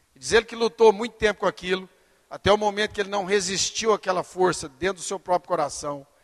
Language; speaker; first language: Portuguese; native; Portuguese